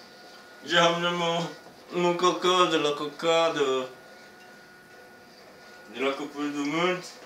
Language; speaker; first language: French; non-native, learner; Portuguese